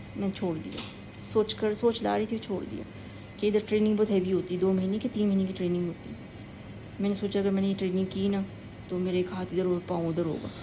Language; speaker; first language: Urdu; native; Urdu